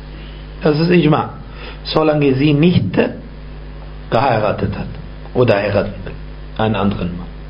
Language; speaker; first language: German; non-native, fluent; Arabic